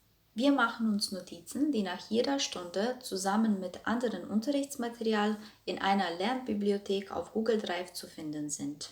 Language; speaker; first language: German; non-native, fluent; Croatian